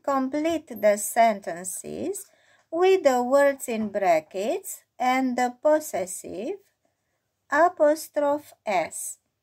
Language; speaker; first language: English; non-native, fluent; Romanian